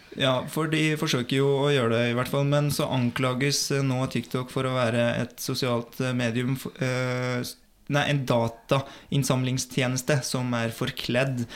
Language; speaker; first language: Norwegian; native; Norwegian